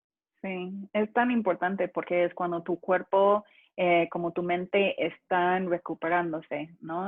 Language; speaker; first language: Spanish; non-native, fluent; English